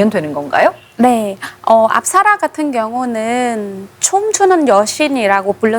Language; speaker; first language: Korean; non-native, fluent; Khmer